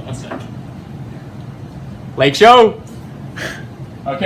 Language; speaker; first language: English; native; English